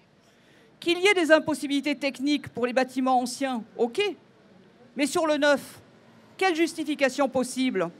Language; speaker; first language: French; native; French